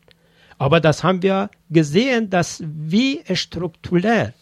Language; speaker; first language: German; non-native, fluent; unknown